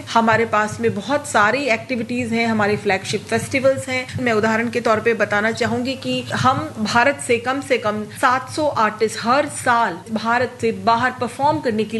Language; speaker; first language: Hindi; native; Hindi